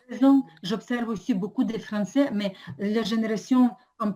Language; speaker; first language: French; non-native, fluent; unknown